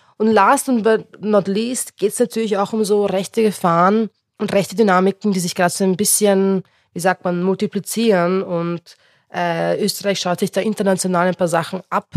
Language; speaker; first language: German; non-native, local second language; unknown